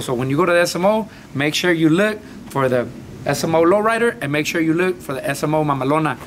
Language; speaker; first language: English; early bilingual, other home language; Spanish